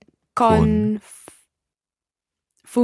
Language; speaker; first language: Italian; non-native, learner; English